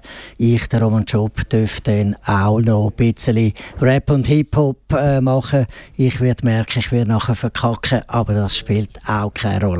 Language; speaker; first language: German; native; German